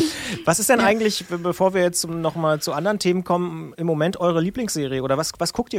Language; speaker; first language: German; native; German